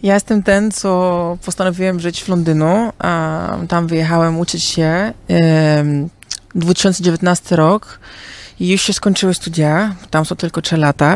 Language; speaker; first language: Polish; early bilingual, heritage; Polish